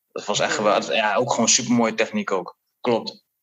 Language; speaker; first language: Dutch; native; Dutch